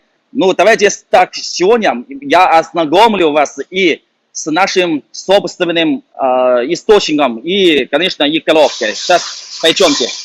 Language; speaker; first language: Russian; non-native, fluent; Chinese